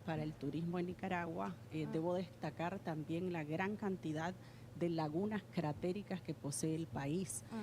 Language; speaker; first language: Spanish; native; Spanish